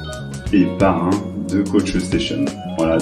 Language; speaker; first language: French; native; French